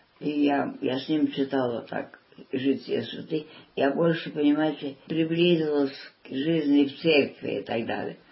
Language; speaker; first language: Russian; early bilingual, heritage; Russian